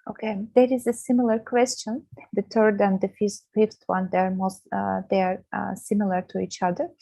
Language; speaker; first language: English; non-native, fluent; Russian